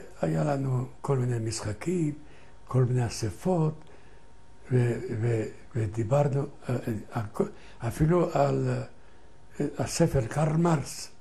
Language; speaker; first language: Hebrew; non-native, fluent; Ladino